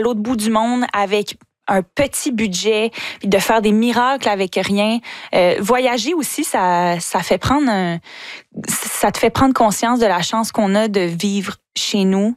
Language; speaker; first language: French; native; French